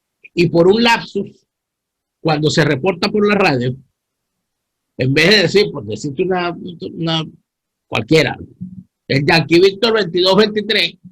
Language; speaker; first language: Spanish; native; Spanish